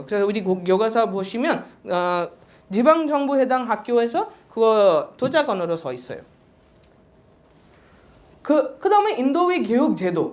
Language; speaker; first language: Korean; non-native, fluent; Odia